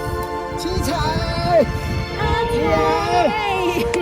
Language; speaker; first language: Chinese; native; Chinese